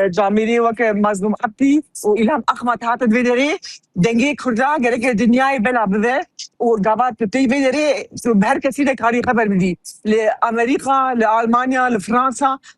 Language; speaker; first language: Kurdish; early bilingual, heritage; Kurdish